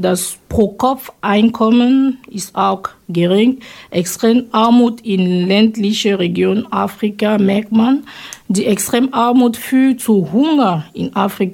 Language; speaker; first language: German; non-native, fluent; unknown